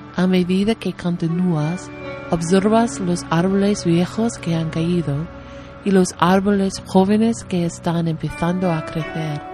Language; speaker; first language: Spanish; non-native, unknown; English